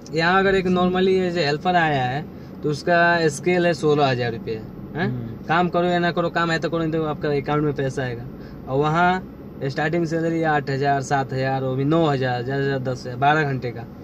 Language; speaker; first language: Hindi; native; Hindi